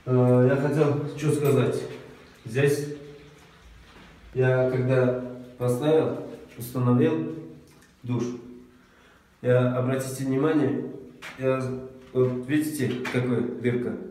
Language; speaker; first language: Russian; non-native, local second language; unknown